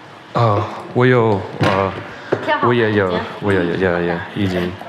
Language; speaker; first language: Chinese; non-native, learner; English